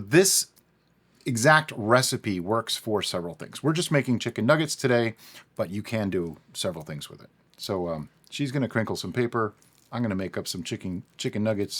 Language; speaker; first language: English; native; English